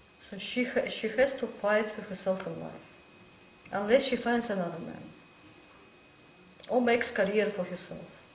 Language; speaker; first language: English; non-native, fluent; Russian